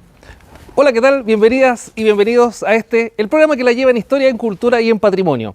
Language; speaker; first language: Spanish; native; Spanish